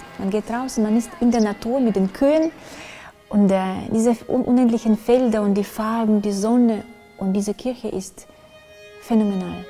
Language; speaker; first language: German; non-native, fluent; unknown